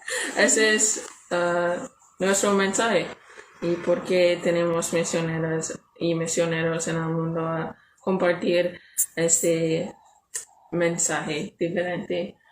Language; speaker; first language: Spanish; non-native, learner; English